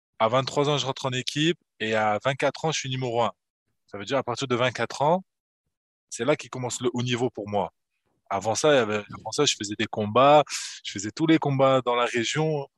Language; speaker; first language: French; early bilingual, other home language; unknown